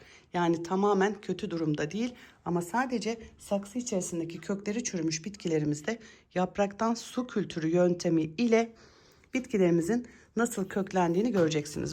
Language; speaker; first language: Turkish; native; Turkish